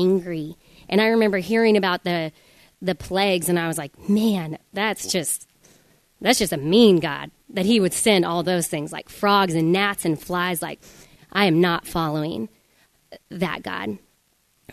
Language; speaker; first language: English; native; English